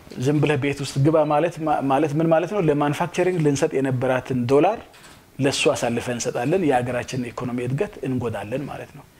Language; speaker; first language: Amharic; non-native, local second language; Wolaytta